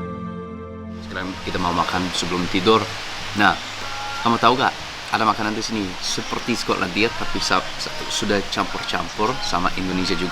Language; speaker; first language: Indonesian; non-native, fluent; English